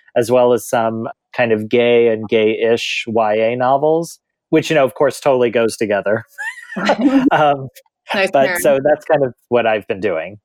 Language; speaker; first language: English; native; English